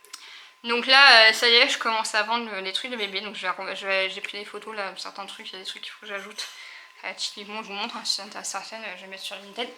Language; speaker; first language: French; native; French